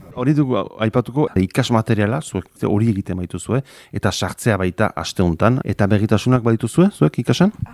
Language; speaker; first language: Basque; native; Basque